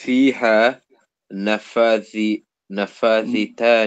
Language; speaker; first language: Arabic; non-native, learner; English